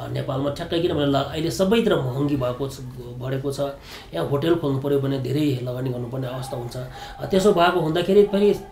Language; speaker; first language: Nepali; non-native, local second language; Sherpa